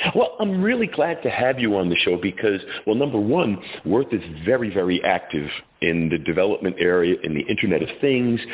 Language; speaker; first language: English; native; English